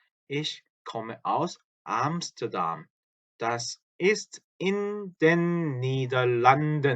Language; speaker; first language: German; non-native, fluent; Korean